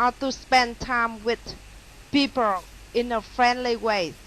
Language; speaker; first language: English; non-native, learner; Vietnamese